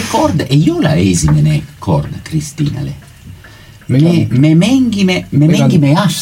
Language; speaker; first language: Estonian; non-native, learner; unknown